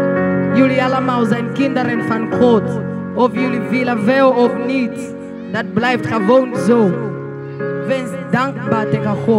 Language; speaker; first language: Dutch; non-native, learner; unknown